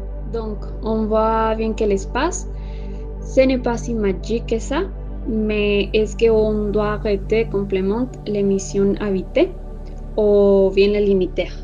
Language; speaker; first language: French; non-native, fluent; Spanish